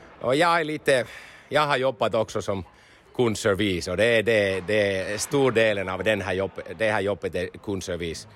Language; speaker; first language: Swedish; non-native, learner; Finnish